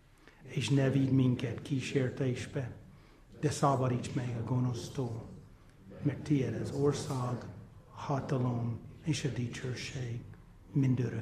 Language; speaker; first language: Hungarian; non-native, fluent; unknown